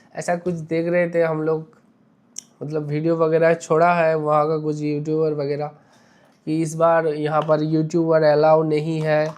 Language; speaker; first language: Hindi; non-native, local second language; Bangla